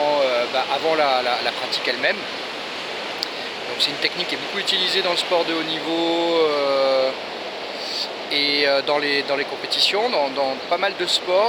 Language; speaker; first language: French; native; French